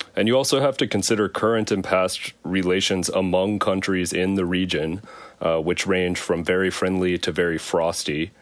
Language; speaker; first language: English; native; English